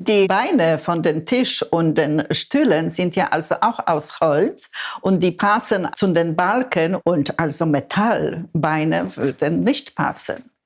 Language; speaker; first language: German; non-native, fluent; Polish